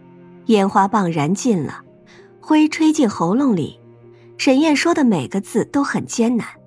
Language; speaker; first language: Chinese; native; Chinese